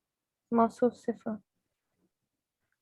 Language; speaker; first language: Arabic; non-native, learner; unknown